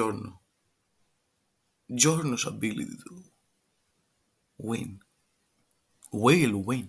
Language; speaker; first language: English; non-native, fluent; Greek